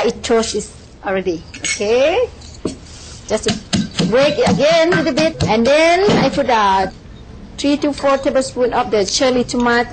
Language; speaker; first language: English; non-native, learner; Thai